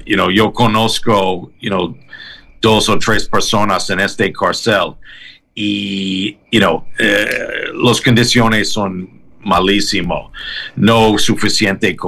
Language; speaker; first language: Spanish; non-native, learner; English